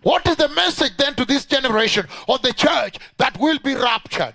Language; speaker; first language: English; non-native, local second language; Luo (Kenya and Tanzania)